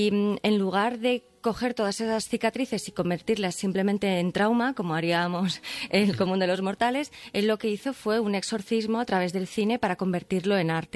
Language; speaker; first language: Spanish; native; Spanish